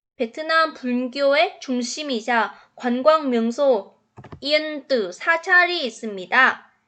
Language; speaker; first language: Korean; non-native, fluent; Vietnamese